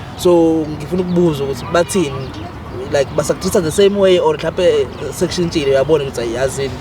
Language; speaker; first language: Zulu; native; Zulu